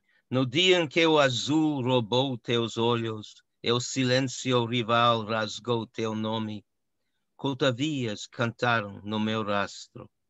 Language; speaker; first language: Portuguese; non-native, fluent; English